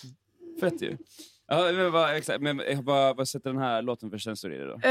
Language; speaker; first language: Swedish; native; Swedish